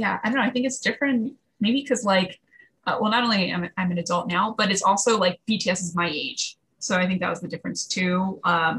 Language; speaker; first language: English; native; English